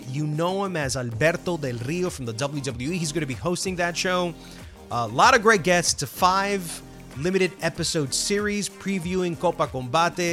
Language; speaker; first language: English; non-native, fluent; Spanish